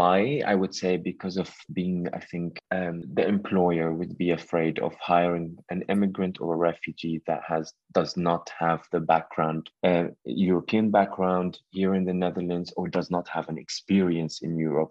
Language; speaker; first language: English; non-native, fluent; Arabic